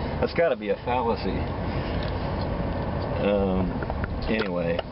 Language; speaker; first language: English; native; English